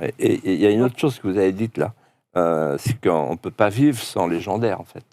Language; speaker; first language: French; non-native, local second language; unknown